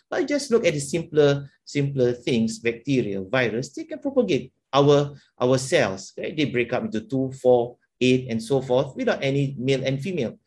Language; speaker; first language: English; non-native, local second language; Malay